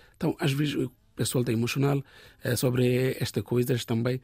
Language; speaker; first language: Portuguese; non-native, learner; Bangla